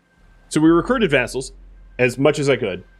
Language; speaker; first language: English; native; English